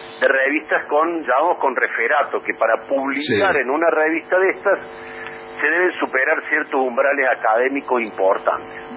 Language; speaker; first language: Spanish; native; Spanish